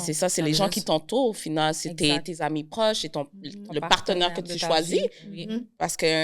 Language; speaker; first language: French; native; French